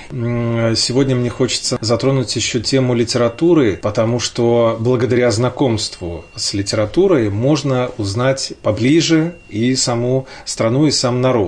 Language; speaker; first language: Russian; native; Russian